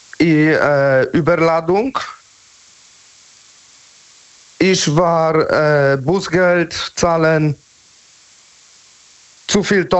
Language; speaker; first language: German; non-native, learner; Polish